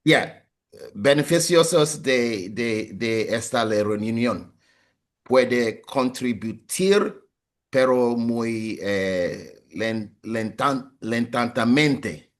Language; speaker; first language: Spanish; non-native, learner; English